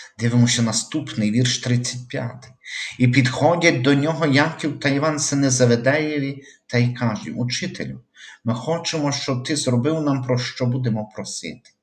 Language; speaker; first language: Ukrainian; native; Ukrainian